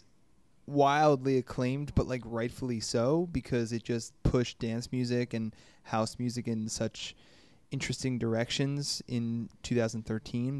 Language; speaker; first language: English; native; English